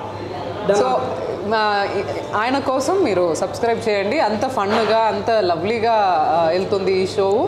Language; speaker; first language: Telugu; non-native, learner; Tamil